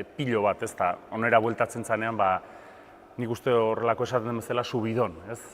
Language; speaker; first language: Basque; native; Basque